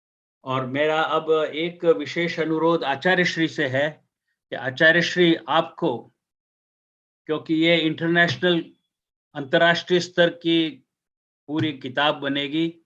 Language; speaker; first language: Hindi; native; Hindi